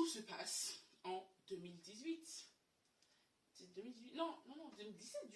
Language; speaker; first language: French; native; French